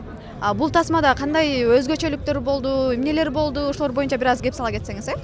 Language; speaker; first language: Kyrgyz; native; Kyrgyz